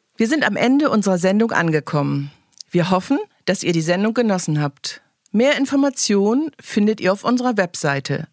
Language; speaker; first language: German; native; German